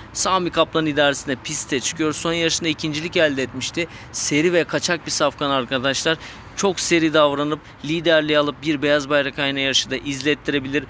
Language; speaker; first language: Turkish; native; Turkish